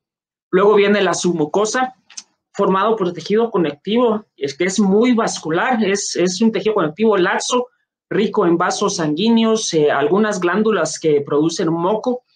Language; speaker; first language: Spanish; native; Spanish